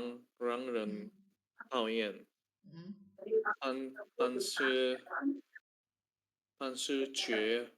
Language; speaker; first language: Chinese; non-native, learner; Indonesian